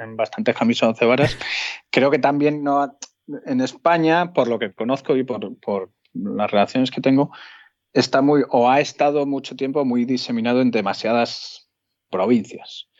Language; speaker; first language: Spanish; native; Spanish